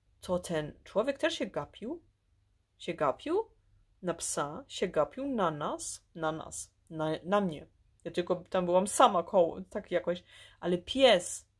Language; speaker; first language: Polish; early bilingual, heritage; Polish